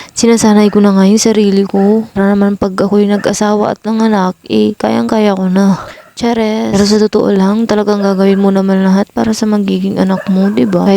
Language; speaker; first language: Filipino; non-native, local second language; Iloko